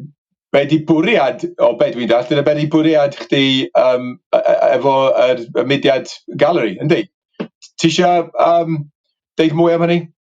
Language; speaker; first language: Welsh; native; Welsh